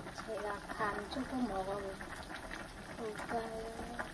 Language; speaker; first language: Korean; non-native, fluent; Khmer